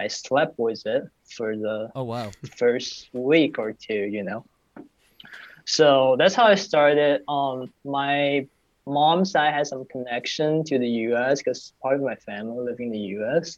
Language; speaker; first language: English; non-native, fluent; Chinese